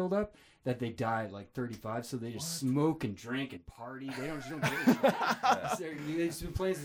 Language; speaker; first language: English; native; English